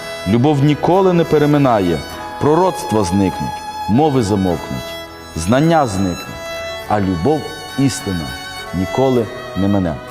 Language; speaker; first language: Ukrainian; native; Ukrainian